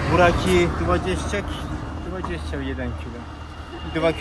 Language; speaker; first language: Polish; non-native, learner; Turkish